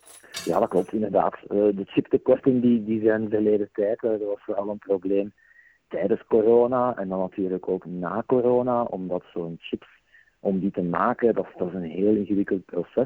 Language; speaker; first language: Dutch; native; Dutch